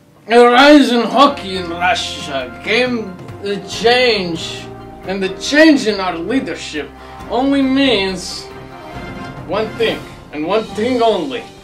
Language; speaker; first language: English; native; English